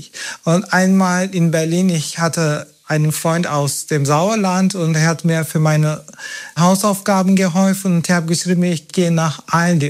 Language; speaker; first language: German; non-native, learner; Turkish